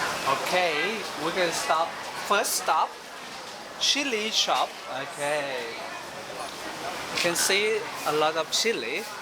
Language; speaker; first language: English; non-native, learner; Thai